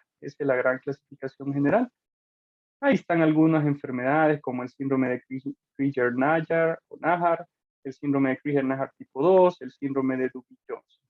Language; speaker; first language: Spanish; native; Spanish